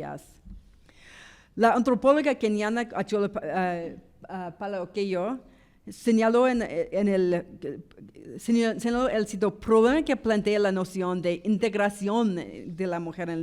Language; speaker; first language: Spanish; non-native, fluent; English